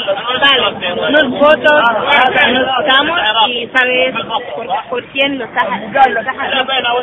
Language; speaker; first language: Spanish; non-native, learner; Arabic